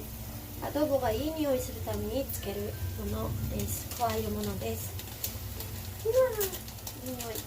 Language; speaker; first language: Japanese; non-native, fluent; Filipino